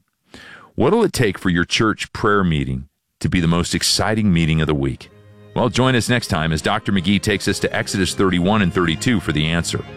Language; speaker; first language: English; native; English